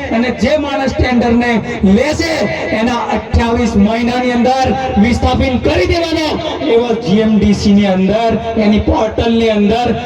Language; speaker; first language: Gujarati; non-native, local second language; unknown